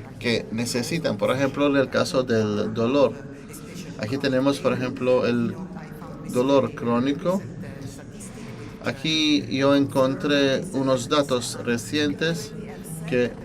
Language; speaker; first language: Spanish; non-native, fluent; Italian